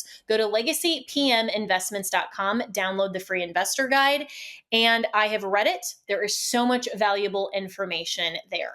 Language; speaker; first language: English; native; English